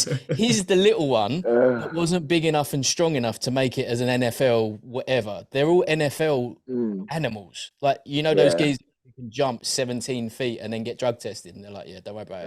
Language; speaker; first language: English; native; English